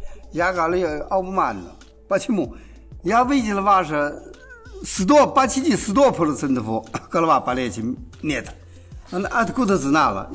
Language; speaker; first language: Russian; non-native, learner; Chinese